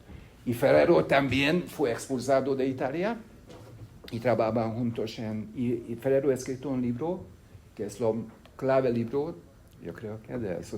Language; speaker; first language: Spanish; non-native, fluent; Hungarian